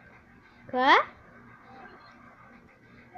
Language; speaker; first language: French; native; French